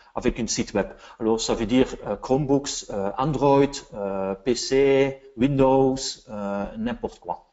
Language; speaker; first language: French; non-native, fluent; Dutch